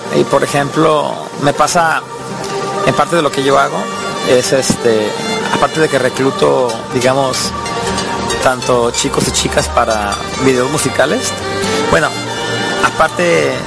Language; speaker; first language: Spanish; native; Spanish